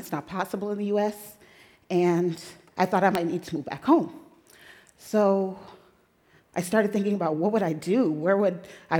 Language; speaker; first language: English; native; English